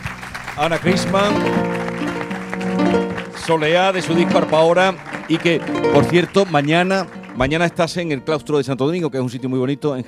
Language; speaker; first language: Spanish; native; Spanish